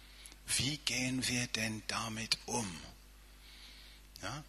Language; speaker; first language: German; non-native, fluent; English